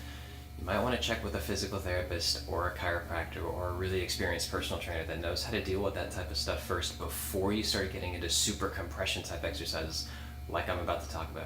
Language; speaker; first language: English; native; English